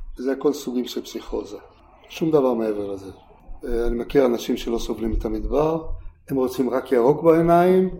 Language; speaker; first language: Hebrew; native; Hebrew